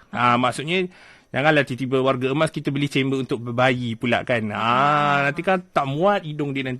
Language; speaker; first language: Malay; native; Malay